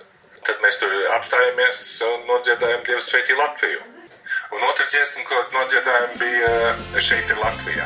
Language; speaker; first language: Latvian; early bilingual, heritage; Latvian